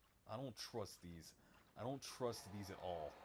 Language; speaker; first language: English; native; English